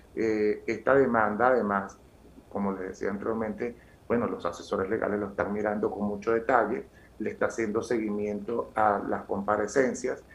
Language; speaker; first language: Spanish; native; Spanish